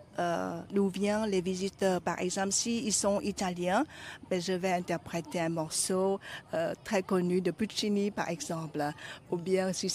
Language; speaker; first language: French; non-native, fluent; Vietnamese